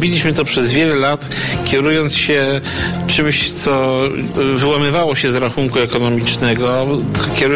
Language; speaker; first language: Polish; native; Polish